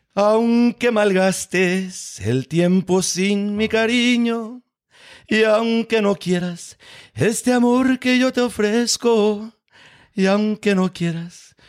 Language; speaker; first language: Spanish; early bilingual, heritage; Spanish